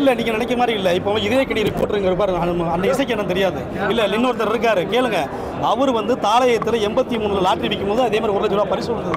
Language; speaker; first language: Tamil; native; Tamil